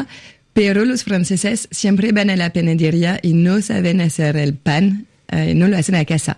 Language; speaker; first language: Spanish; non-native, fluent; French